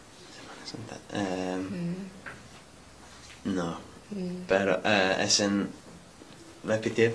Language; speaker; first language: Spanish; non-native, learner; English